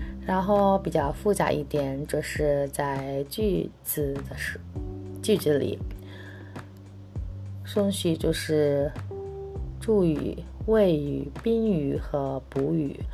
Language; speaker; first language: Chinese; non-native, fluent; Indonesian